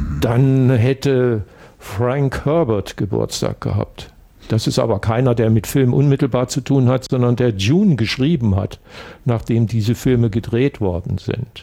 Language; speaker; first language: German; native; German